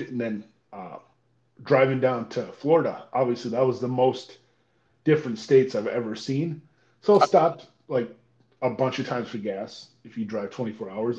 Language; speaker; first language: English; native; English